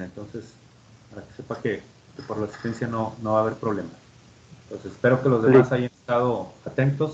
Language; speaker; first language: Spanish; native; Spanish